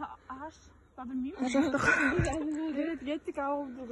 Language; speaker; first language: Turkish; non-native, learner; Kazakh